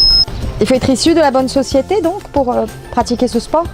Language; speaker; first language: French; native; French